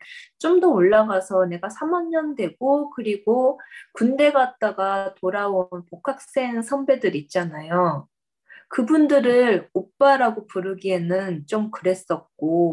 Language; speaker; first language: Korean; early bilingual, heritage; Korean